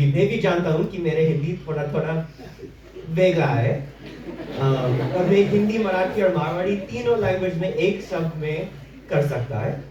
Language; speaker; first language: Hindi; early bilingual, heritage; English